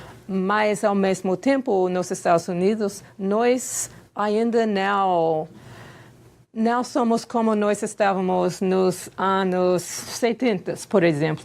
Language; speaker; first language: Portuguese; non-native, fluent; English